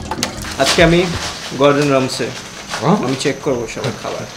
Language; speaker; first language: Bangla; non-native, learner; Korean